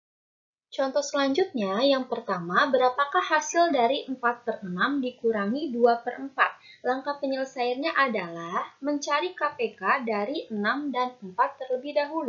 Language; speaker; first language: Indonesian; native; Indonesian